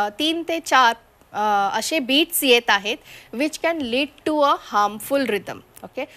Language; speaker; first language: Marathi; non-native, local second language; Konkani